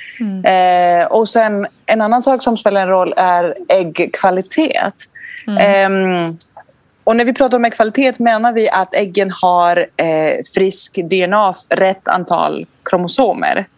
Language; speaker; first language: Swedish; non-native, fluent; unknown